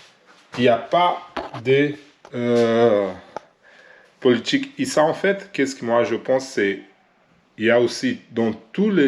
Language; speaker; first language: French; non-native, learner; Portuguese